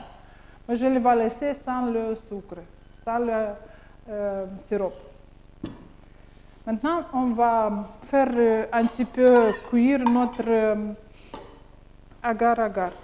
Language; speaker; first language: French; non-native, learner; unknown